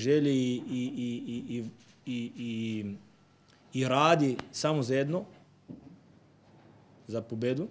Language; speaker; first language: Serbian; non-native, learner; Bulgarian